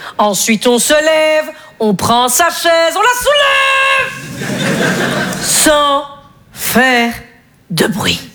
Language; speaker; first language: French; native; French